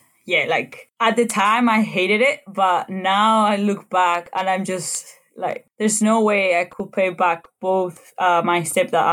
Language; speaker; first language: English; non-native, fluent; Spanish